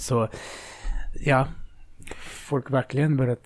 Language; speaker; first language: Swedish; non-native, fluent; Russian